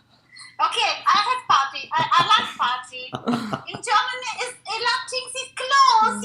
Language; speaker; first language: English; non-native, learner; Russian